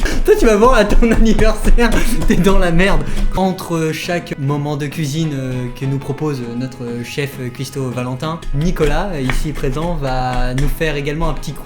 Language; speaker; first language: French; native; French